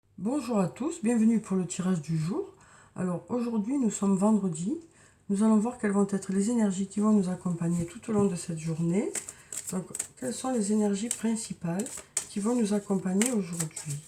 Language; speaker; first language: French; native; French